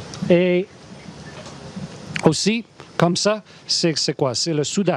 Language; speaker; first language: French; non-native, learner; English